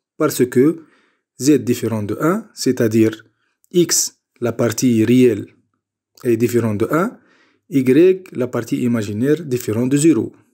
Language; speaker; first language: French; non-native, local second language; Arabic